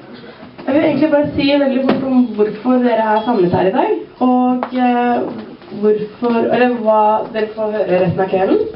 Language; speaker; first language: Norwegian; early bilingual, other home language; Somali